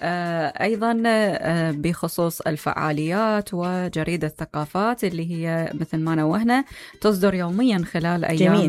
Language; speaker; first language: Arabic; native; Arabic